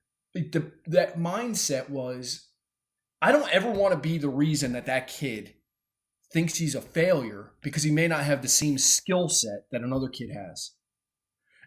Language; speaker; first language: English; native; English